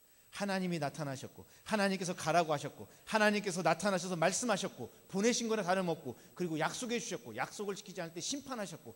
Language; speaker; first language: Korean; native; Korean